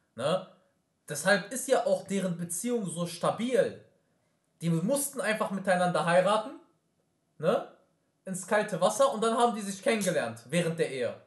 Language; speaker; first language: German; early bilingual, other home language; Arabic